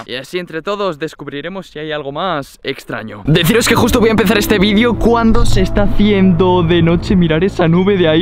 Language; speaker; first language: Spanish; native; Spanish